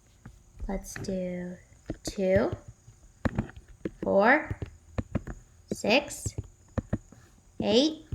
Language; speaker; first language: English; native; English